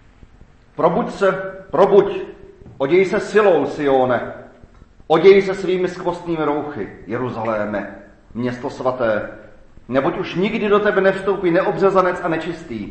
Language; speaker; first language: Czech; native; Czech